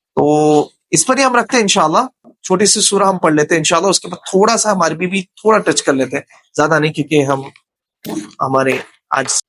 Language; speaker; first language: Urdu; native; Urdu